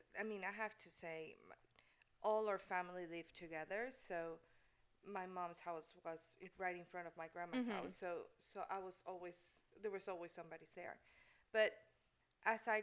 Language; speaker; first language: English; non-native, fluent; Spanish